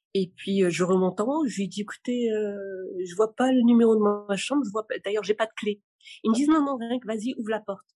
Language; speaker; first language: French; non-native, local second language; Arabic